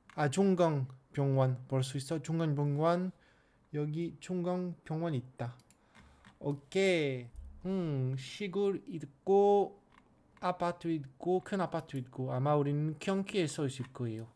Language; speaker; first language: Korean; non-native, learner; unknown